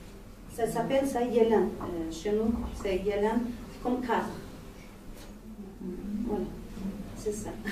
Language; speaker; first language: French; non-native, learner; Azerbaijani